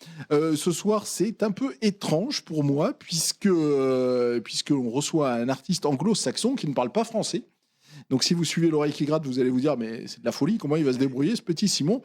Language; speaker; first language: French; native; French